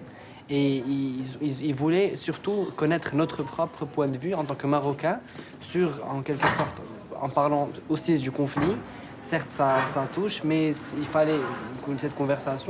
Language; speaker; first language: French; non-native, local second language; Arabic